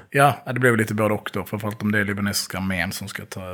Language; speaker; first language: Swedish; native; Swedish